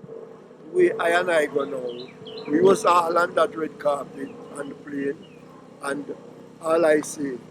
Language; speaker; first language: English; native; English